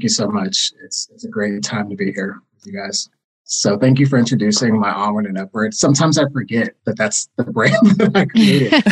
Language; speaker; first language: English; native; English